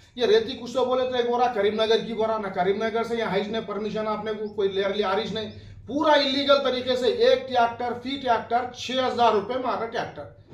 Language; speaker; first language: Hindi; non-native, local second language; Urdu